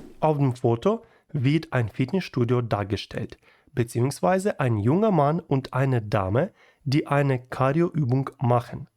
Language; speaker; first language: German; non-native, fluent; Ukrainian